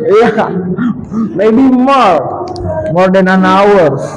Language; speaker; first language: English; non-native, learner; Indonesian